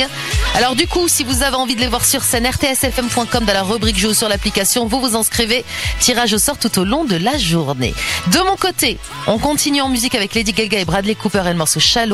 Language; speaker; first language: French; native; French